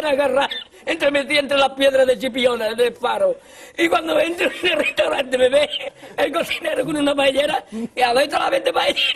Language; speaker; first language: Spanish; native; Spanish